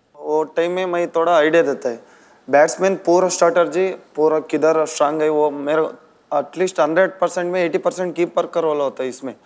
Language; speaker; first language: Hindi; non-native, local second language; Kannada